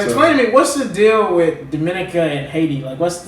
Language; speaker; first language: English; native; English